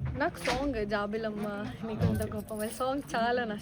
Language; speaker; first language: Telugu; non-native, fluent; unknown